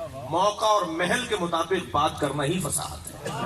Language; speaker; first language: Urdu; native; Urdu